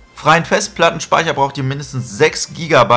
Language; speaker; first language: German; native; German